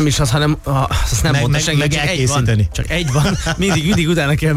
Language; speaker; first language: Hungarian; native; Hungarian